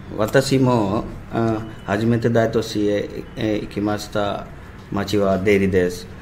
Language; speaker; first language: Japanese; non-native, learner; Hindi